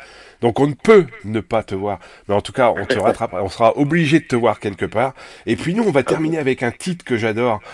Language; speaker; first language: French; native; French